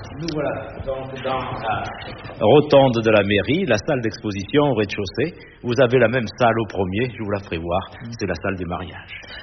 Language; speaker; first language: French; native; French